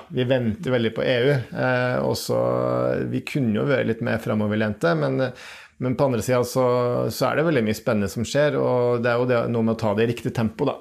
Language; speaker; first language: Norwegian; native; Norwegian